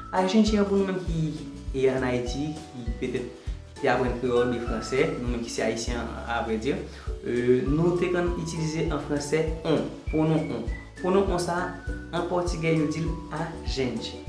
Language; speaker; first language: French; non-native, learner; Haitian Creole